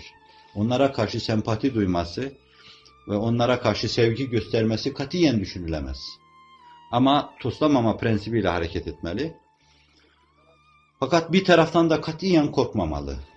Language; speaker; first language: Turkish; native; Turkish